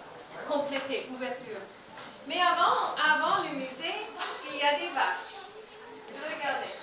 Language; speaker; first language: French; non-native, learner; English